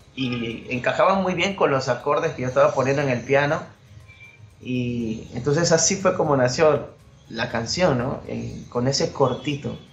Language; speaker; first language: Spanish; native; Spanish